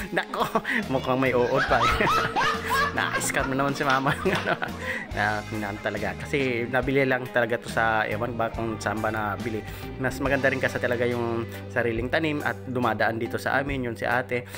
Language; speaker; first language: Filipino; non-native, local second language; Bikol